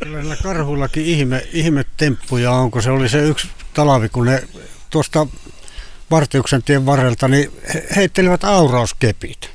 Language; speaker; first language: Finnish; native; Finnish